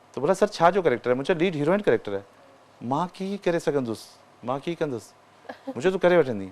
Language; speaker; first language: Sindhi; native; Sindhi